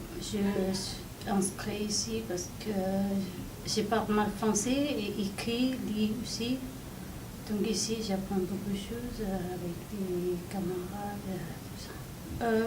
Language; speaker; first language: French; non-native, learner; Tibetan